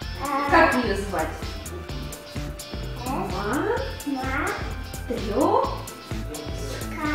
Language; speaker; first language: Russian; native; Russian